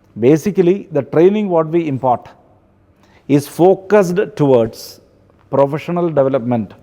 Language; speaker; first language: English; non-native, local second language; Malayalam